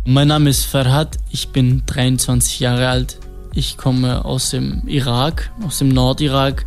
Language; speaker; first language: German; non-native, fluent; Kurdish